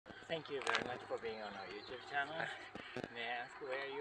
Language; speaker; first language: English; non-native, fluent; Japanese